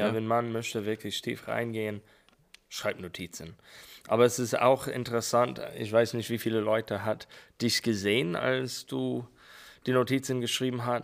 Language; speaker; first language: German; non-native, fluent; English